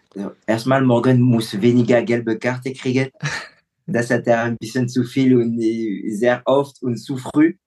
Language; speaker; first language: German; non-native, fluent; French